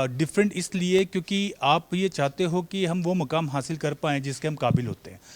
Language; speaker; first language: Hindi; native; Hindi